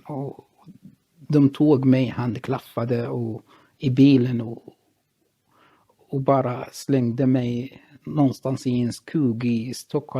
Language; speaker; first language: Swedish; non-native, fluent; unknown